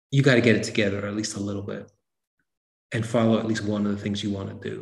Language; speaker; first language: English; native; English